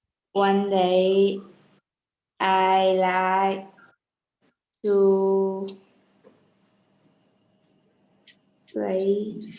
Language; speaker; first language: English; non-native, learner; Vietnamese